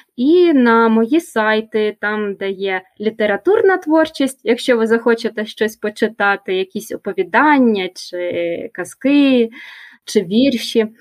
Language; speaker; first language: Ukrainian; native; Ukrainian